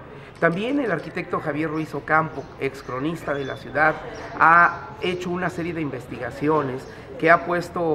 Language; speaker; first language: Spanish; native; Spanish